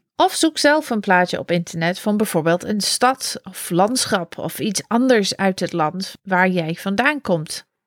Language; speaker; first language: Dutch; non-native, fluent; English